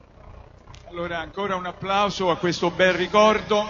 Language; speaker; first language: Italian; native; Italian